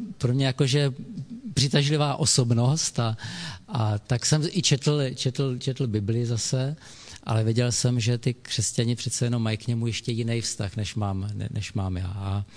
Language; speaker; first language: Czech; native; Czech